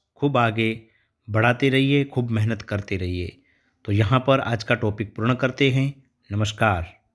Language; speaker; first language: Hindi; non-native, local second language; Gujarati